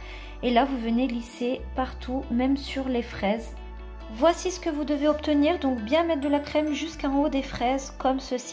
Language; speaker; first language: French; native; French